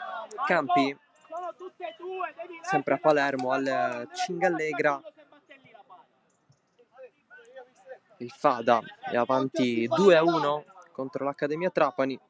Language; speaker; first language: Italian; native; Italian